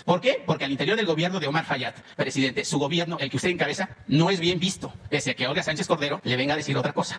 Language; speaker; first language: Spanish; native; Spanish